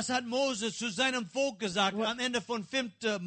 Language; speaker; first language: German; non-native, learner; English